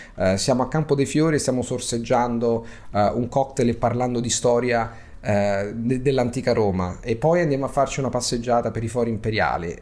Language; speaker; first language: Italian; native; Italian